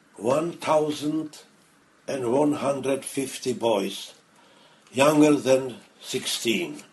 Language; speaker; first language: English; non-native, fluent; Czech